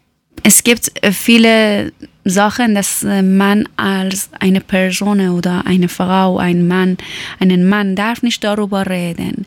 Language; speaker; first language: German; non-native, learner; Persian